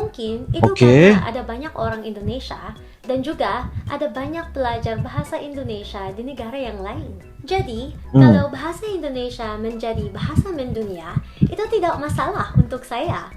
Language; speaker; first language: Indonesian; non-native, fluent; Filipino